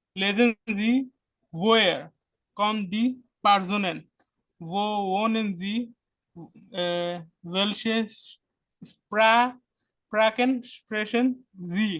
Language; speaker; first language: German; non-native, learner; Bangla